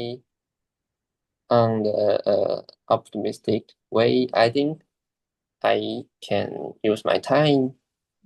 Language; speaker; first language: English; non-native, learner; Chinese